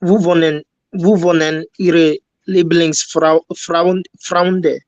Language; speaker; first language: German; non-native, learner; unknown